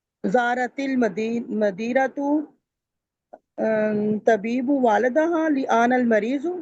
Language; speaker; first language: Arabic; non-native, learner; Urdu